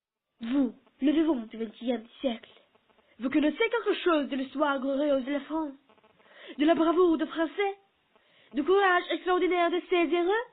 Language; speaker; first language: French; non-native, learner; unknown